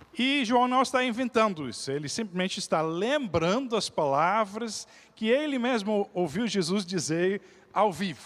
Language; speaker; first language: Portuguese; non-native, fluent; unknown